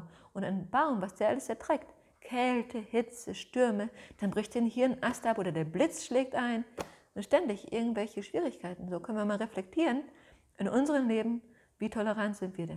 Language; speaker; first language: German; native; German